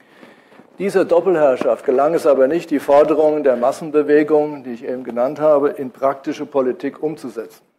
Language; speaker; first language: German; native; German